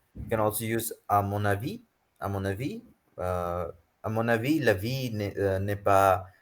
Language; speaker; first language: French; non-native, fluent; Hindi